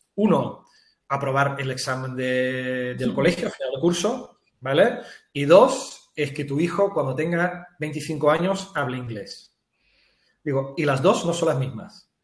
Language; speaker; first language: Spanish; non-native, fluent; Dutch